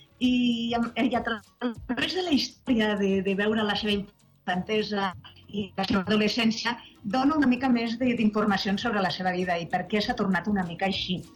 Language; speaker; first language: Catalan; native; Catalan